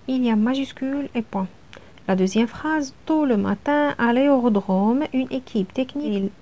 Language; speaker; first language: French; non-native, local second language; Arabic